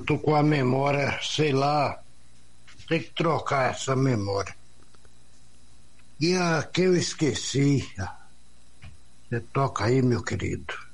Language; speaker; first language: Portuguese; native; Portuguese